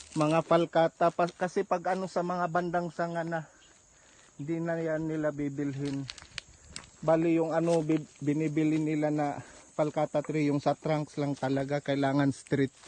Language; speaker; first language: Filipino; non-native, local second language; Cebuano